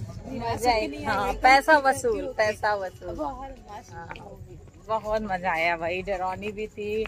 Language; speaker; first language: Hindi; native; Hindi